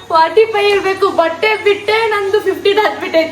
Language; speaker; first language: Kannada; native; Kannada